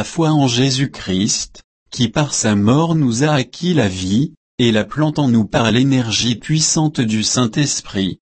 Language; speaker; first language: French; native; French